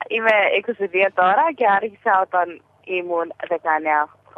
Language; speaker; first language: Greek; early bilingual, heritage; Greek